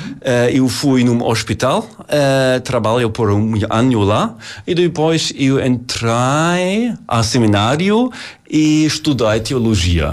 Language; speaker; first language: Portuguese; non-native, learner; German